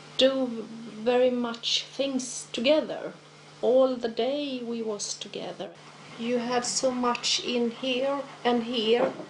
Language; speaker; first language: English; non-native, fluent; Swedish